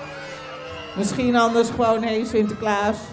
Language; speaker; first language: Dutch; native; Dutch